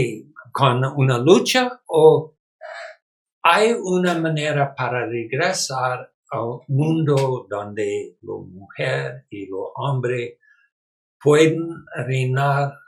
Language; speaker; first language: Spanish; non-native, learner; English